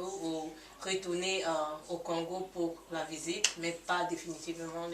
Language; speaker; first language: French; non-native, learner; English